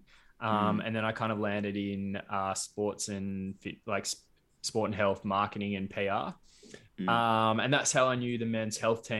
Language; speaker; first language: English; native; English